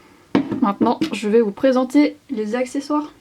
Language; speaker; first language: French; native; French